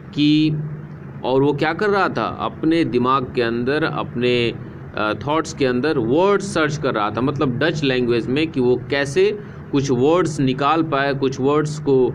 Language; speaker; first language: Hindi; native; Hindi